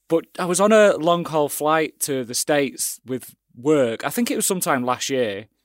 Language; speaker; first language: English; native; English